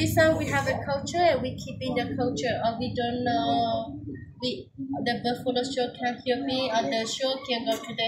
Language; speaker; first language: English; non-native, learner; Hmong